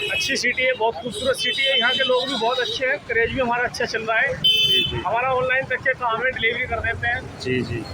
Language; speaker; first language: Hindi; native; Hindi